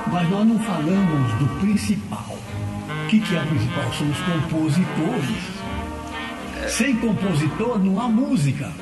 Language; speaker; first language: Portuguese; native; Portuguese